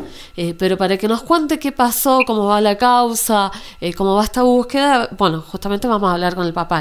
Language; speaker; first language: Spanish; native; Spanish